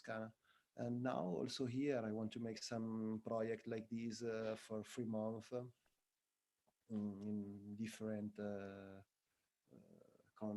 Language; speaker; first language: English; non-native, learner; Italian